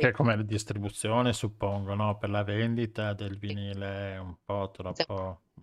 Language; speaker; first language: Italian; native; Italian